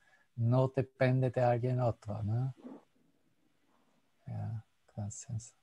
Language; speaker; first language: Spanish; non-native, fluent; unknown